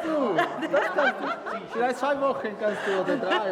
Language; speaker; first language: German; non-native, fluent; Spanish